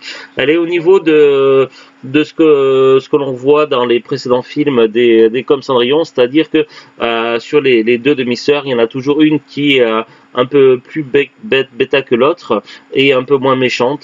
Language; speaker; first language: French; native; French